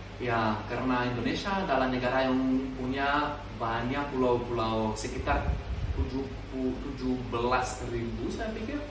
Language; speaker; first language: Indonesian; non-native, learner; French